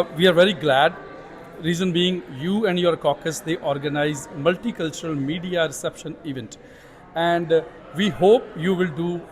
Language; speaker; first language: English; non-native, local second language; Punjabi